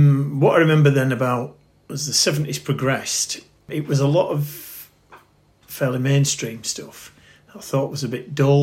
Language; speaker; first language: English; native; English